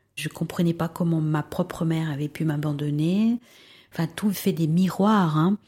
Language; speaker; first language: French; early bilingual, other home language; Spanish